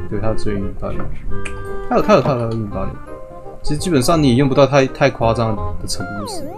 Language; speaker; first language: Chinese; native; Chinese